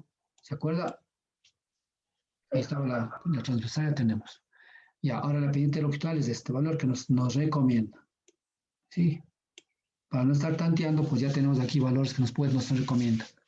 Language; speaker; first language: Spanish; native; Spanish